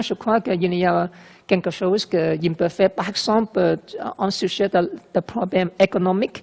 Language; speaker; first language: French; non-native, learner; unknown